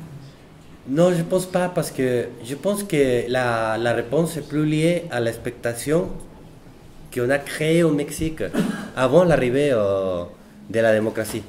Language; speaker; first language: French; non-native, fluent; Spanish